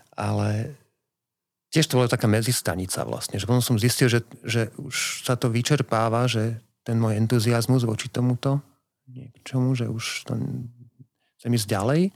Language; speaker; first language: Slovak; native; Slovak